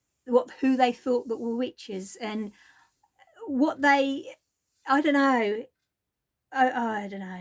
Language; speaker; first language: English; native; English